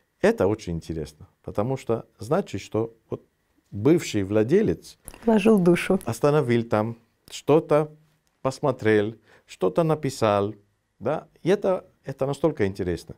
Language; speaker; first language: Russian; non-native, fluent; Greek